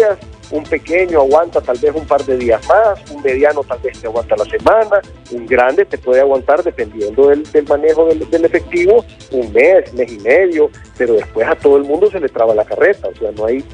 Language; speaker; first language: Spanish; native; Spanish